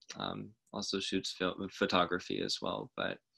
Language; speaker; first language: English; native; English